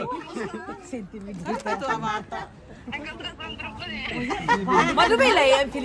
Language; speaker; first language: Italian; non-native, learner; Filipino